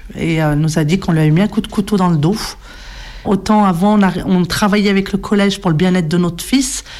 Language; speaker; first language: French; native; French